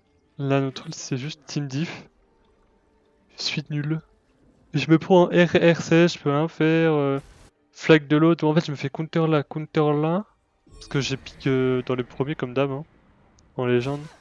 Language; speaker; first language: French; native; French